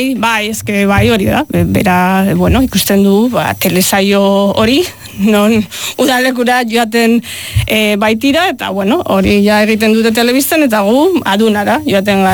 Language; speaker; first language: Basque; non-native, local second language; Spanish